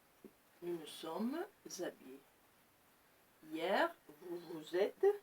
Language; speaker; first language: French; non-native, local second language; Arabic